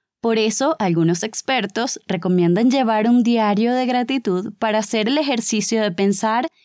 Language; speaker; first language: Spanish; native; Spanish